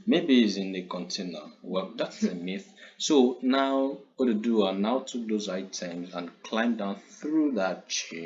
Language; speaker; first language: English; non-native, local second language; Yoruba